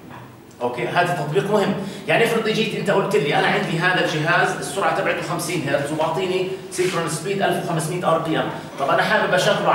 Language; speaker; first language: Arabic; native; Arabic